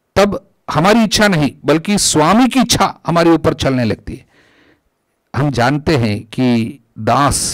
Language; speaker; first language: Hindi; non-native, local second language; Malayalam